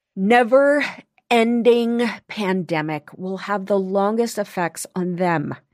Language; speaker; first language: English; native; English